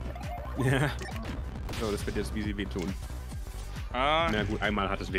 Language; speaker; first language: German; native; German